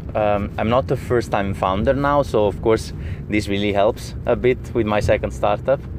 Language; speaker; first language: English; non-native, fluent; Italian